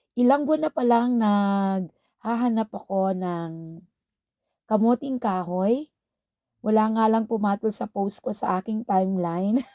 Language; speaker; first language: Filipino; native; Filipino